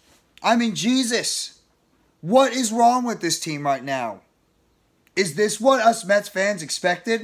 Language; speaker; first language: English; native; English